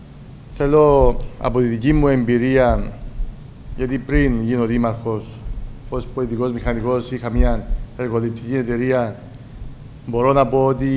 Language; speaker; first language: Greek; native; Greek